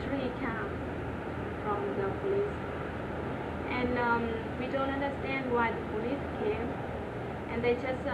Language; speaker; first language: English; non-native, learner; Vietnamese